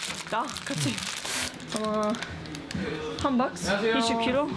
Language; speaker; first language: Korean; non-native, learner; English